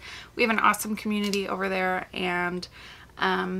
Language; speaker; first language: English; native; English